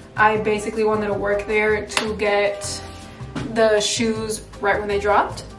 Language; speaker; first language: English; early bilingual, other home language; Spanish